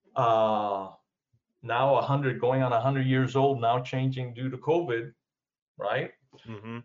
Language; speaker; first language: English; early bilingual, other home language; Spanish